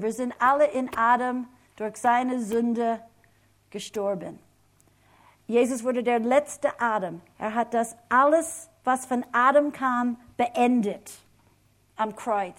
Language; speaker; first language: German; non-native, fluent; English